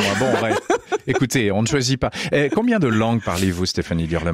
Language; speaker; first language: French; native; French